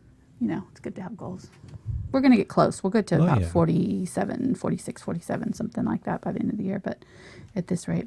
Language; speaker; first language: English; native; English